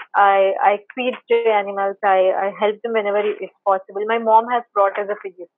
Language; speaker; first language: English; non-native, local second language; Telugu